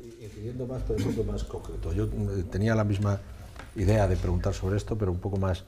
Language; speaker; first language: Spanish; native; Spanish